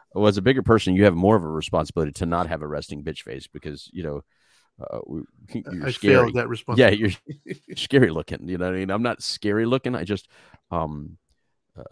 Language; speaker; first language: English; native; English